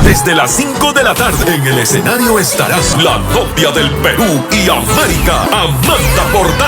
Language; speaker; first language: Spanish; native; Spanish